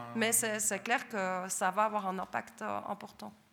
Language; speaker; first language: French; native; French